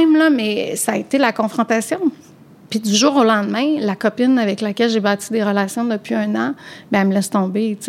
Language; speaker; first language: French; native; French